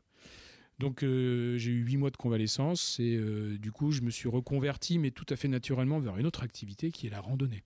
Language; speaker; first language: French; native; French